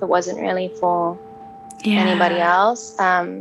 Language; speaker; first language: English; native; English